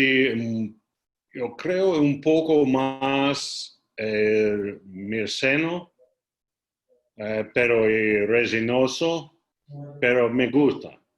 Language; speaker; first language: Spanish; non-native, learner; English